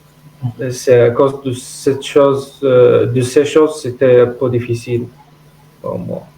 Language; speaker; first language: French; non-native, learner; Arabic